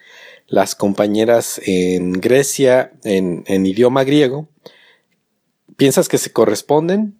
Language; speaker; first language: Spanish; native; Spanish